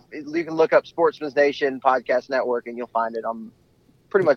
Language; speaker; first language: English; native; English